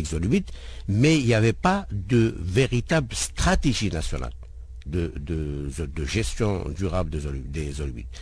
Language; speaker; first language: French; non-native, local second language; Arabic